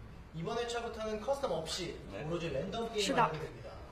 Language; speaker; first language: Korean; native; Korean